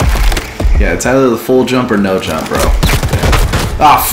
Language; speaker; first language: English; native; English